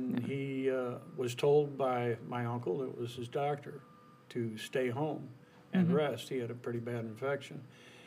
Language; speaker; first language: English; native; English